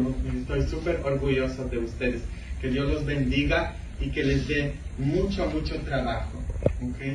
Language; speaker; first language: Spanish; non-native, fluent; English